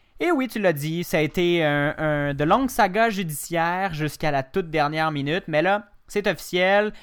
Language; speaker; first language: French; native; French